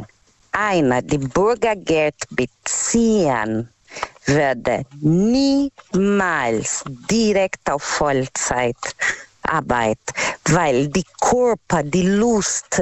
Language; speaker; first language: German; non-native, learner; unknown